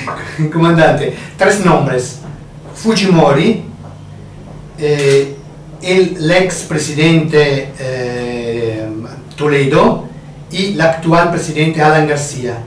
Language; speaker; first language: Spanish; non-native, fluent; Italian